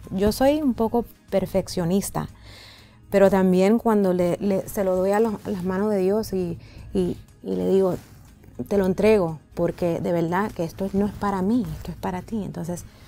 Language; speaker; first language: Spanish; early bilingual, other home language; English